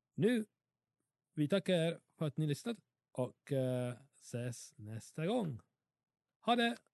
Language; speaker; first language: Swedish; non-native, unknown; Italian